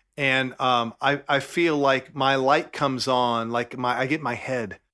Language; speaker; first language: English; native; English